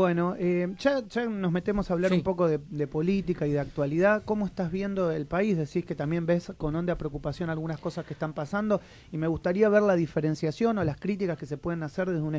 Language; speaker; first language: Spanish; native; Spanish